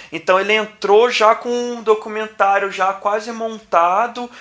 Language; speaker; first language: Portuguese; native; Portuguese